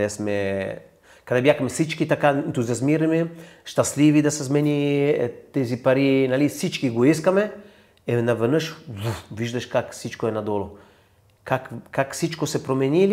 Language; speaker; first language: Bulgarian; non-native, fluent; Italian